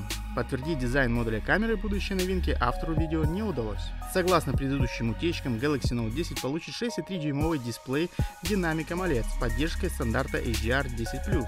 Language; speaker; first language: Russian; native; Russian